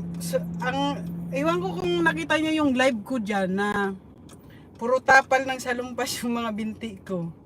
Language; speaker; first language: Filipino; non-native, local second language; Bikol